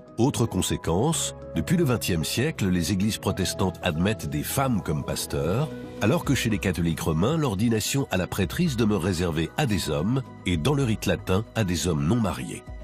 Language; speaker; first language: French; native; French